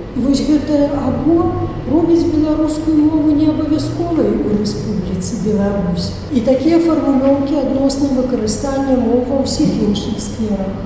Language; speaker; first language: Belarusian; native; Belarusian